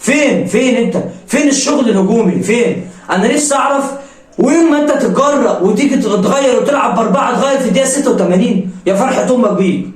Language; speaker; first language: Arabic; native; Arabic